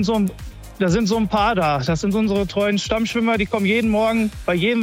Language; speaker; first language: German; native; German